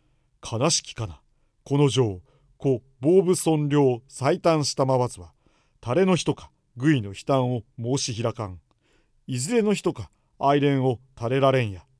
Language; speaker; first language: Japanese; native; Japanese